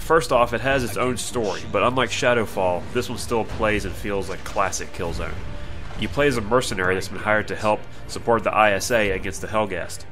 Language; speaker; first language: English; native; English